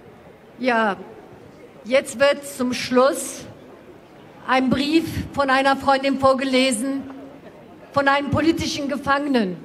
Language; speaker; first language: German; non-native, fluent; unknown